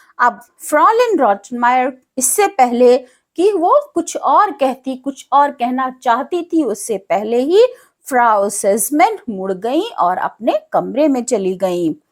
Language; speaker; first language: Hindi; native; Hindi